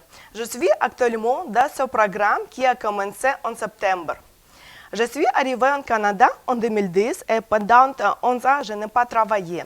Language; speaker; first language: French; non-native, learner; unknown